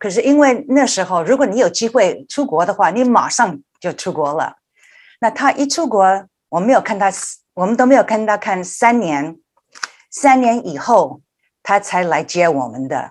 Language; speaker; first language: Chinese; early bilingual, heritage; Chinese